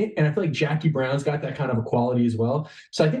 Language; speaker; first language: English; native; English